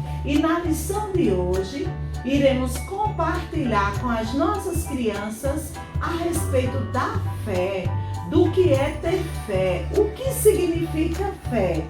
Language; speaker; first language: Portuguese; native; Portuguese